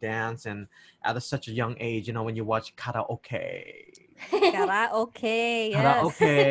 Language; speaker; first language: English; native; English